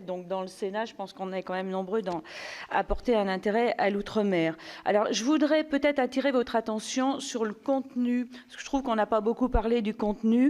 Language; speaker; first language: French; native; French